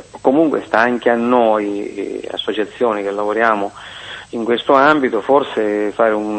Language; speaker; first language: Italian; native; Italian